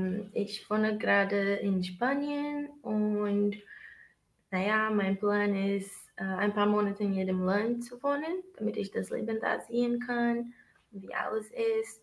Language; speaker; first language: German; non-native, fluent; Portuguese